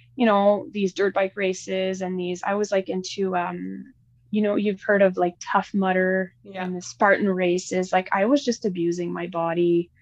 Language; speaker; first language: English; native; English